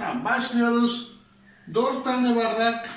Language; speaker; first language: Turkish; non-native, learner; Spanish